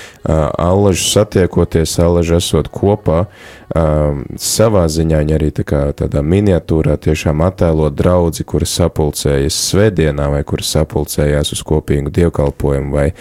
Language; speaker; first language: Latvian; native; Latvian